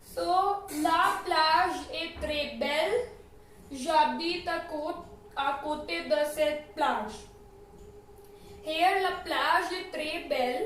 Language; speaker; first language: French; non-native, fluent; Hindi